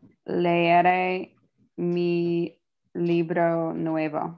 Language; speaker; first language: Spanish; non-native, learner; English